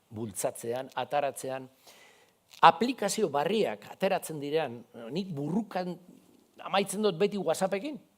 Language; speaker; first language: Basque; non-native, local second language; Spanish